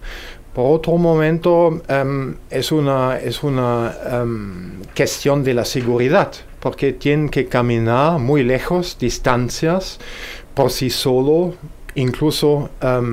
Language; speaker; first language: Spanish; non-native, fluent; German